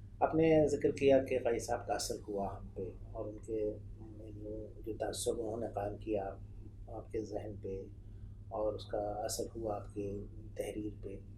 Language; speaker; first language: Urdu; native; Urdu